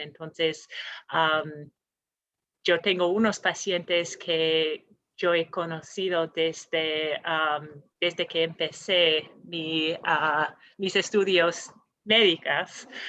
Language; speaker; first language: Spanish; non-native, fluent; English